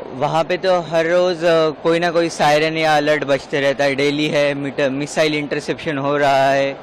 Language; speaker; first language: Hindi; native; Hindi